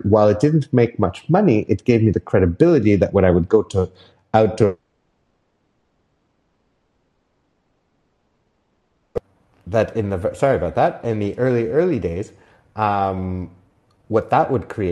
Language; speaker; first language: English; native; English